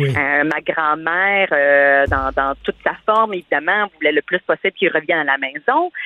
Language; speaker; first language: French; non-native, fluent; English